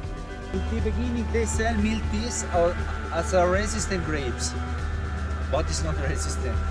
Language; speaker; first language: English; non-native, learner; Italian